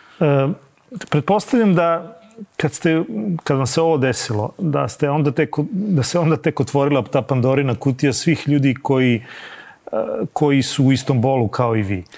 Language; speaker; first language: Bosnian; native; Bosnian